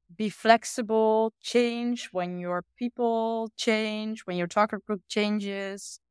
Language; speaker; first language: English; non-native, fluent; Dutch